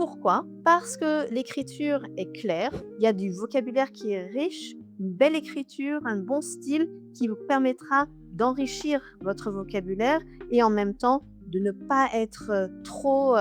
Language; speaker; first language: French; native; French